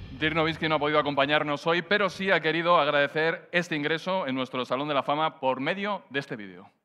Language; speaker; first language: Spanish; native; Spanish